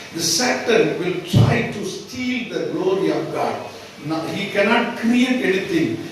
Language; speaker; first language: English; non-native, local second language; Tamil